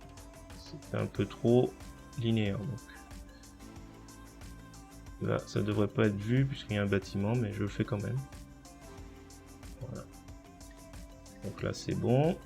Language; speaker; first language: French; native; French